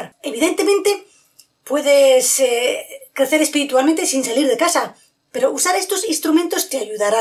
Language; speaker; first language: Spanish; native; Spanish